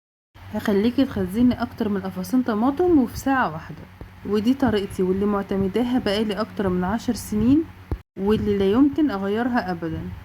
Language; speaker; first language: Arabic; native; Arabic